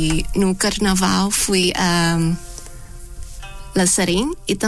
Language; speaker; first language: Portuguese; non-native, fluent; Thai